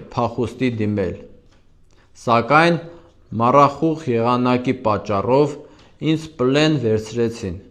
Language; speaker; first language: Armenian; native; Armenian